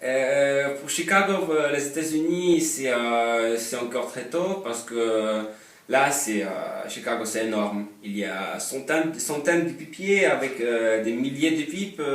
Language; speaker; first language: French; non-native, fluent; Polish